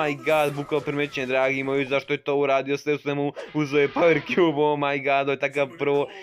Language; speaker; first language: Serbian; native; Serbian